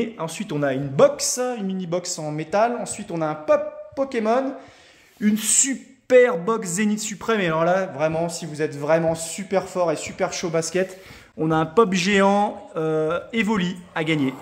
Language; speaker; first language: French; native; French